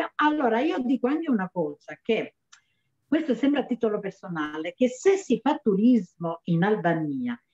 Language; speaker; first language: Italian; native; Italian